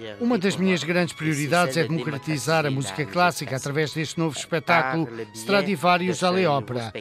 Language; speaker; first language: Portuguese; early bilingual, heritage; Portuguese